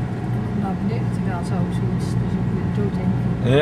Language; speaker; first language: Dutch; native; Dutch